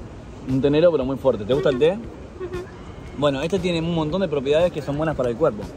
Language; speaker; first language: Spanish; native; Spanish